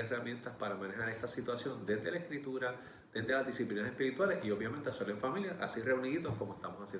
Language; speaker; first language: Spanish; native; Spanish